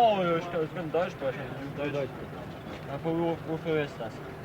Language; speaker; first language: German; non-native, learner; Norwegian